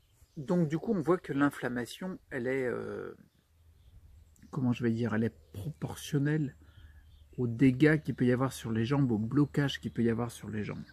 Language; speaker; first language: French; native; French